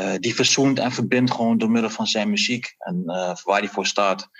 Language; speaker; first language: Dutch; native; Dutch